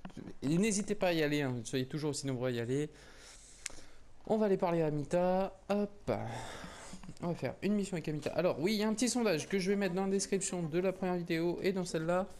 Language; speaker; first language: French; native; French